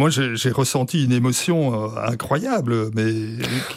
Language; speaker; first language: French; native; French